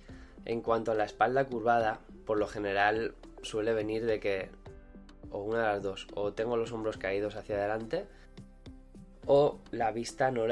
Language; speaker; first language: Spanish; native; Spanish